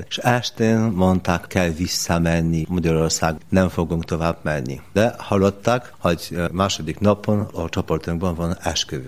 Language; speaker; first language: Hungarian; non-native, learner; Polish